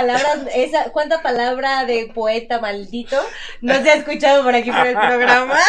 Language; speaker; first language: Spanish; native; Spanish